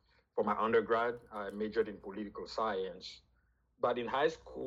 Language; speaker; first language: English; non-native, fluent; French